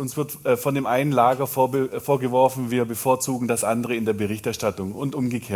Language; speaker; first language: German; native; German